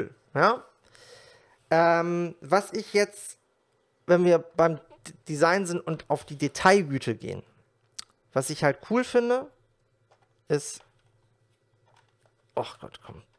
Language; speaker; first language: German; native; German